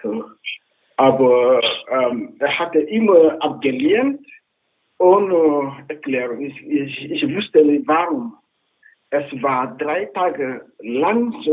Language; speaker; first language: German; non-native, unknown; Wolof